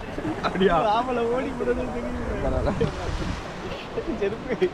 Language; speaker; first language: Tamil; native; Tamil